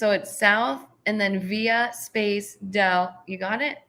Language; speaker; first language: English; native; English